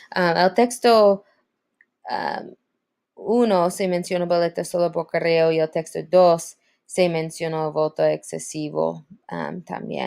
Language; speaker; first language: Spanish; non-native, learner; English